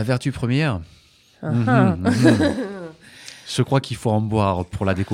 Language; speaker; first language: French; native; French